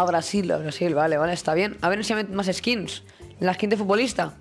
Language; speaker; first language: Spanish; native; Spanish